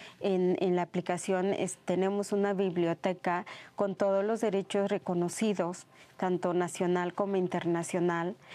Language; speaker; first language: Spanish; non-native, local second language; Mixtepec Mixtec